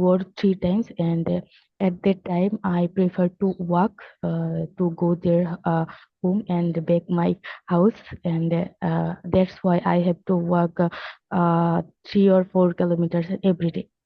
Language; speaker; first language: English; non-native, learner; Bangla